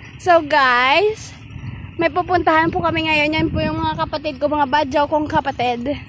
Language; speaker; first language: Filipino; non-native, local second language; Hiligaynon